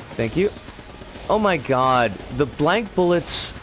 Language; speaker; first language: English; native; English